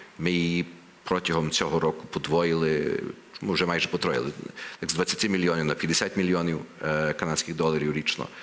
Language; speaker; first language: Ukrainian; early bilingual, heritage; Ukrainian